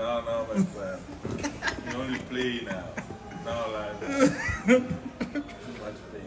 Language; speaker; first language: English; non-native, learner; Italian